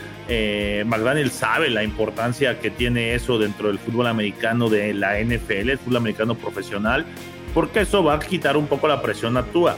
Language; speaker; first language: Spanish; native; Spanish